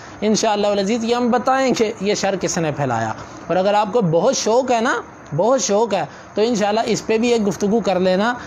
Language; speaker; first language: Urdu; non-native, local second language; Punjabi